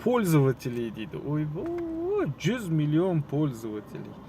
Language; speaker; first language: Russian; non-native, local second language; Kazakh